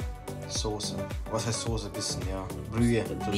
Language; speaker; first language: German; native; German